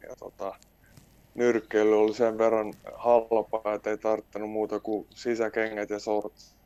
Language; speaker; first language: Finnish; non-native, local second language; Swedish